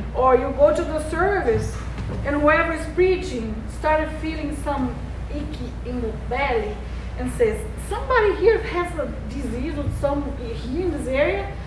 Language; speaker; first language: English; non-native, fluent; Portuguese